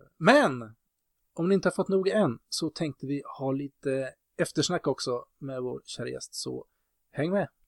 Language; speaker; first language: Swedish; native; Swedish